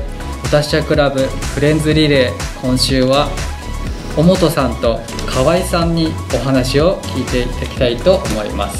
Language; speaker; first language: Japanese; native; Japanese